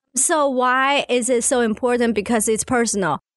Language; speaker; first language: English; non-native, fluent; Chinese